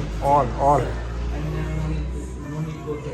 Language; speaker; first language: English; non-native, learner; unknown